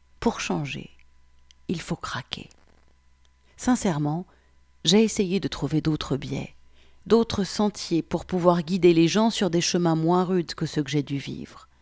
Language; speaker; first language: French; native; French